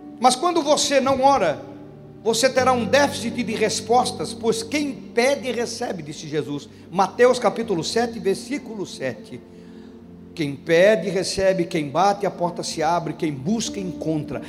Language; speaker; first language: Portuguese; native; Portuguese